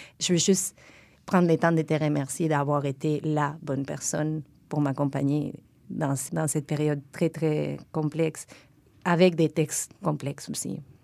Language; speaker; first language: French; non-native, fluent; Spanish